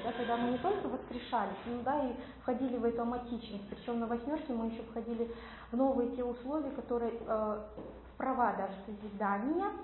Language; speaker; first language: Russian; native; Russian